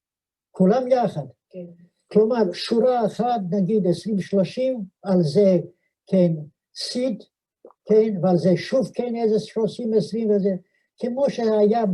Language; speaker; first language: Hebrew; non-native, fluent; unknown